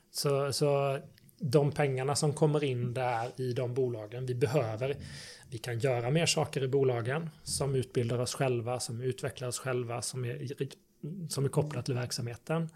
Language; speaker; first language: Swedish; native; Swedish